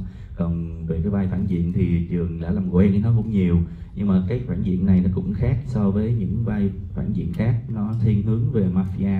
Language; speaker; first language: Vietnamese; native; Vietnamese